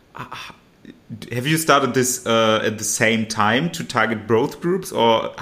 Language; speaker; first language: English; non-native, fluent; German